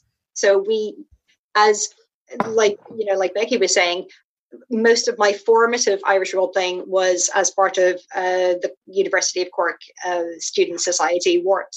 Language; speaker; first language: English; native; English